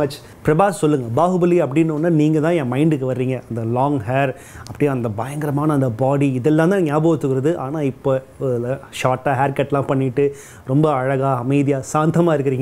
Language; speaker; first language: Tamil; native; Tamil